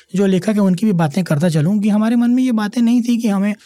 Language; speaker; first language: Hindi; native; Hindi